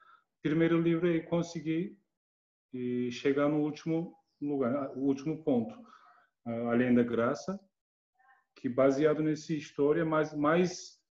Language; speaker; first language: Portuguese; non-native, learner; Turkish